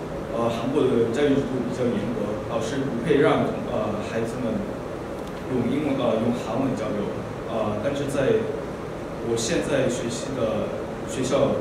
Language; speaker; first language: Chinese; non-native, fluent; Korean